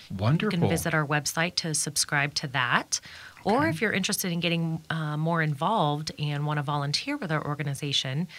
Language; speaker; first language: English; native; English